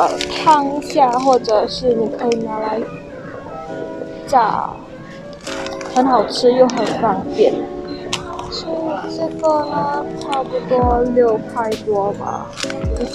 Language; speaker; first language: Chinese; non-native, local second language; English